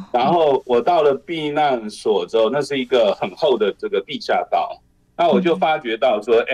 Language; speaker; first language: Chinese; native; Chinese